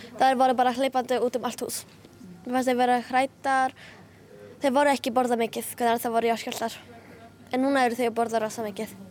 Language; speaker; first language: Icelandic; early bilingual, other home language; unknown